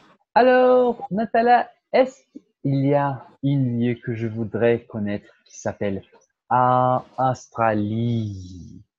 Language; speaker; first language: French; non-native, fluent; Portuguese